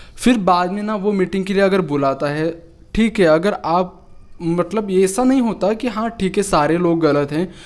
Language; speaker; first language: Hindi; native; Hindi